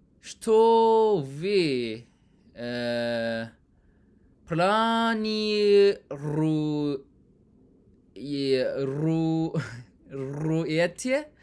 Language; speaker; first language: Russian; non-native, learner; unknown